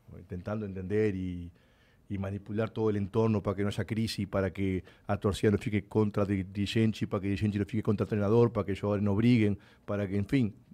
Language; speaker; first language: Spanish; native; Spanish